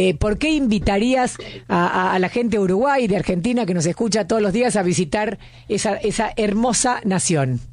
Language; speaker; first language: Spanish; native; Spanish